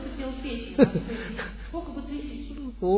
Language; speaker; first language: Russian; native; Russian